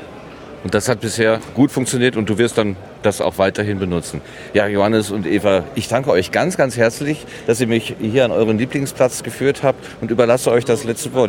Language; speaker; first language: German; native; German